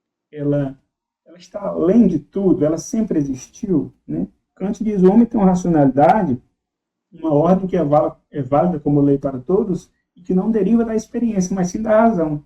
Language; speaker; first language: Portuguese; native; Portuguese